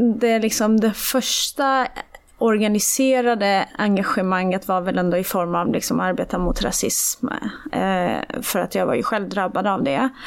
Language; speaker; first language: Swedish; early bilingual, other home language; Persian